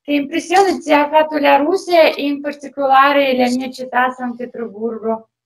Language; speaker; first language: Italian; non-native, fluent; Russian